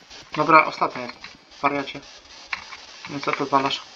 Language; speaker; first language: Polish; native; Polish